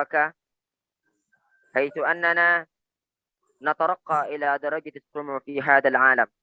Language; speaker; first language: Arabic; non-native, fluent; Indonesian